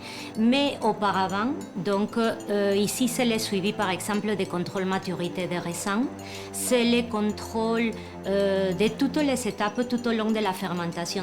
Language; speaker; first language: French; non-native, fluent; Spanish